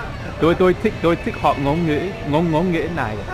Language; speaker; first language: Vietnamese; non-native, learner; English